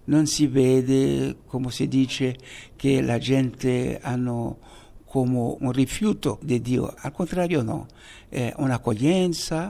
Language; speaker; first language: Italian; non-native, fluent; Haitian Creole